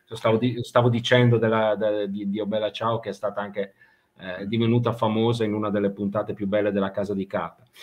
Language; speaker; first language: Italian; native; Italian